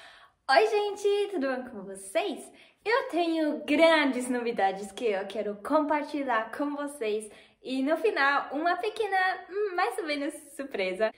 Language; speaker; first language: Portuguese; non-native, fluent; German